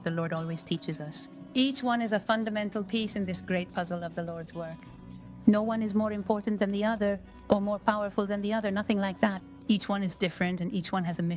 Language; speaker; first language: English; non-native, fluent; Spanish